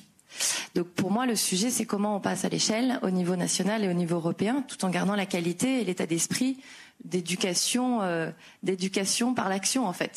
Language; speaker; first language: French; native; French